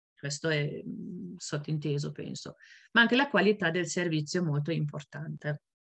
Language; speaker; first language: Italian; non-native, fluent; German